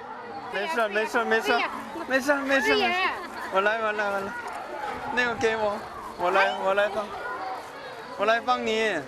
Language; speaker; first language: Chinese; non-native, fluent; Korean